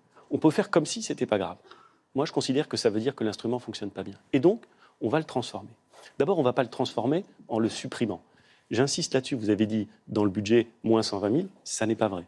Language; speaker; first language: French; native; French